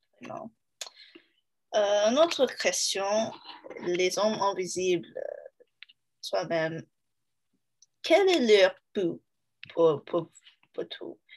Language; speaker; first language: French; non-native, learner; English